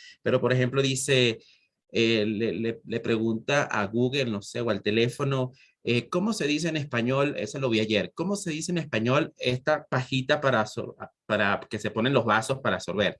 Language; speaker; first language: Spanish; native; Spanish